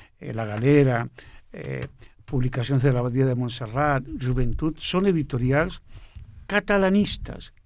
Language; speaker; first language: Catalan; non-native, fluent; Portuguese